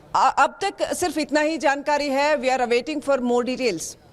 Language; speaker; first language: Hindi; non-native, local second language; Kannada